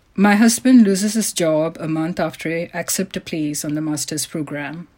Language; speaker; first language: English; non-native, local second language; Malayalam